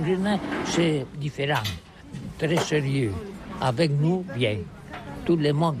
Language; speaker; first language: French; non-native, learner; Catalan